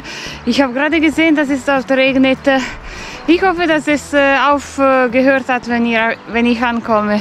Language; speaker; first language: German; non-native, fluent; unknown